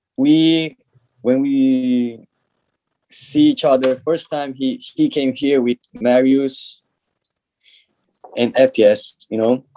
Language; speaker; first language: English; non-native, learner; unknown